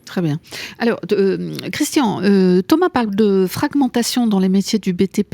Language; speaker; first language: French; native; French